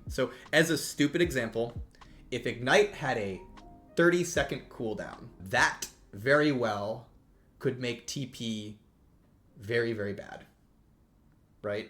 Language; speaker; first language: English; native; English